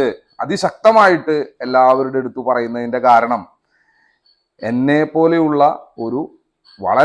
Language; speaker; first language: Malayalam; native; Malayalam